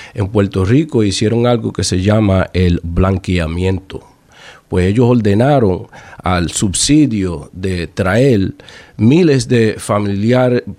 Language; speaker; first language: Spanish; early bilingual, heritage; Spanish